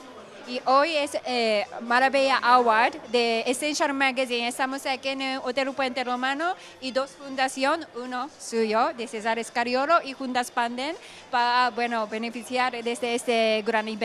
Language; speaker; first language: Spanish; non-native, learner; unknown